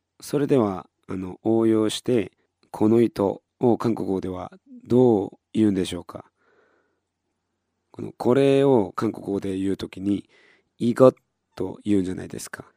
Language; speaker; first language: Japanese; non-native, fluent; Korean